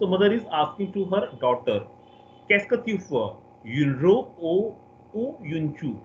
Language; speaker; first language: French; non-native, fluent; Hindi